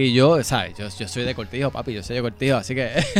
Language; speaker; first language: Spanish; native; Spanish